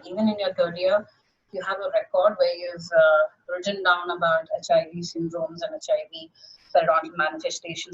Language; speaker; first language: English; non-native, local second language; Malayalam